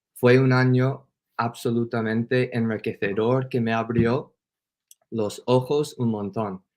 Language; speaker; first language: Spanish; non-native, learner; English